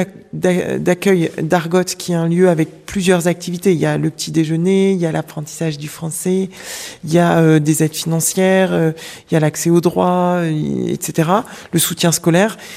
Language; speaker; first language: French; native; French